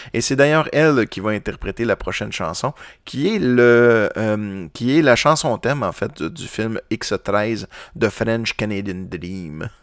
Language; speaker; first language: French; native; French